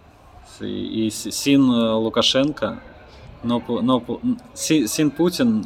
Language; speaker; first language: Spanish; non-native, learner; Russian